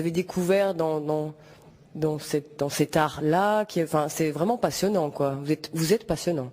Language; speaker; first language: French; native; French